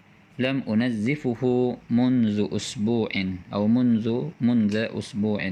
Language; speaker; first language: Arabic; non-native, fluent; Indonesian